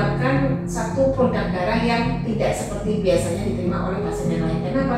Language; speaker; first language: Indonesian; native; Indonesian